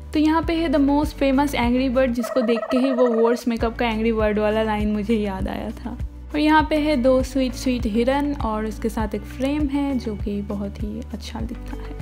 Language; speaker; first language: Hindi; non-native, local second language; Bangla